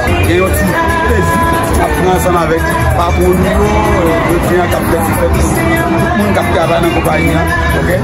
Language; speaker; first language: French; non-native, local second language; Haitian Creole